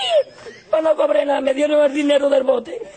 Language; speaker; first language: Spanish; native; Spanish